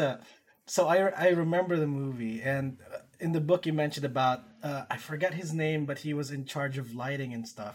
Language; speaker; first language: English; non-native, local second language; Filipino